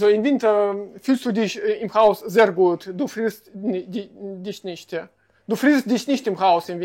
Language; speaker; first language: German; non-native, fluent; Russian